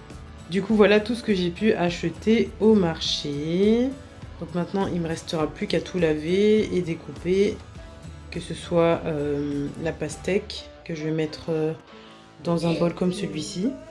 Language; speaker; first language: French; native; French